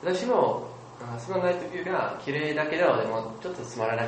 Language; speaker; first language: Japanese; non-native, learner; English